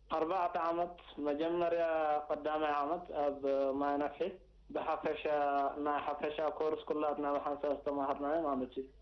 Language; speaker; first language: Tigrinya; non-native, local second language; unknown